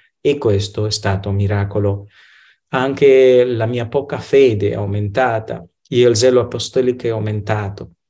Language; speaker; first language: Italian; non-native, fluent; Romanian